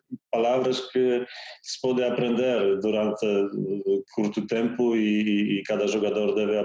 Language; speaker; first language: Portuguese; non-native, fluent; Polish